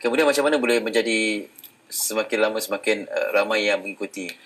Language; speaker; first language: Malay; native; Malay